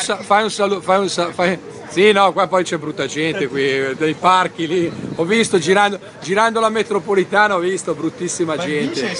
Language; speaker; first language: Italian; native; Italian